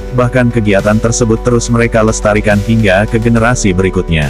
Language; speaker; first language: Indonesian; native; Indonesian